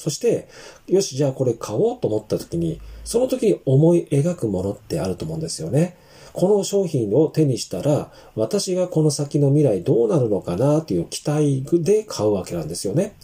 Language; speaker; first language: Japanese; native; Japanese